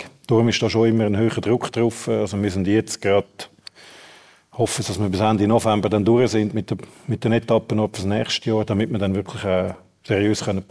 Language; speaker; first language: German; native; German